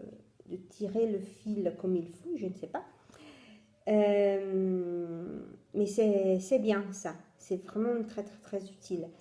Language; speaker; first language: French; non-native, fluent; Italian